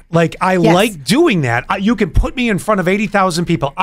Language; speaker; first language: English; native; English